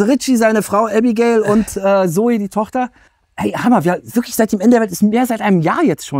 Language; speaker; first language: German; native; German